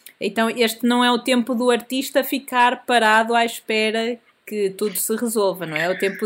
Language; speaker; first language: Portuguese; native; Portuguese